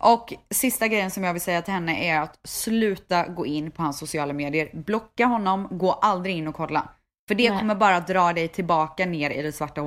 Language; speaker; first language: Swedish; native; Swedish